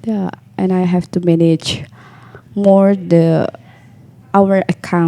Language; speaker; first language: English; non-native, learner; Indonesian